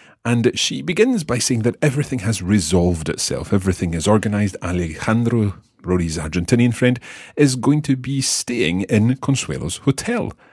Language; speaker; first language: English; native; English